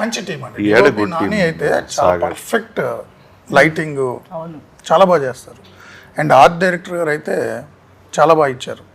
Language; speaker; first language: Telugu; native; Telugu